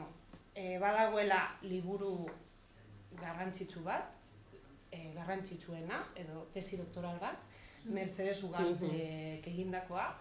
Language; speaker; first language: Basque; non-native, fluent; Catalan